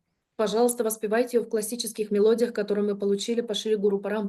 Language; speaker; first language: Russian; native; Russian